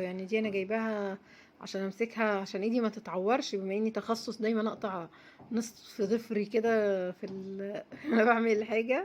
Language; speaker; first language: Arabic; native; Arabic